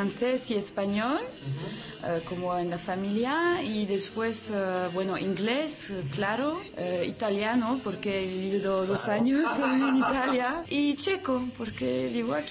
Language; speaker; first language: Spanish; early bilingual, heritage; French